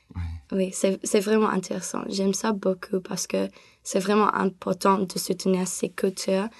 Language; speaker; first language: French; non-native, learner; English